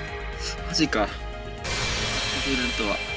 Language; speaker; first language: Japanese; native; Japanese